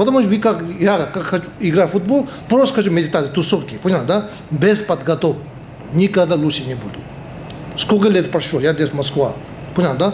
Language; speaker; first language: Russian; non-native, learner; Tibetan